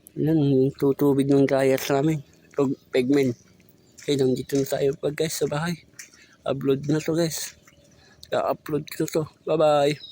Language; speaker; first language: Filipino; non-native, local second language; Iloko